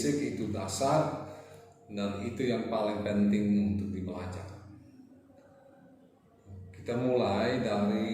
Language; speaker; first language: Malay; non-native, fluent; English